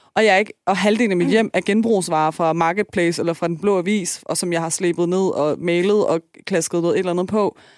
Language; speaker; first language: Danish; native; Danish